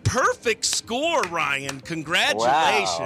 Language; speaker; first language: English; native; English